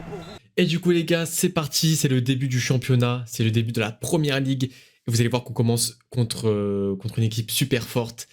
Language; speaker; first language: French; native; French